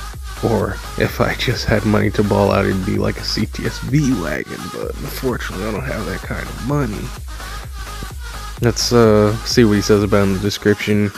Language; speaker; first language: English; native; English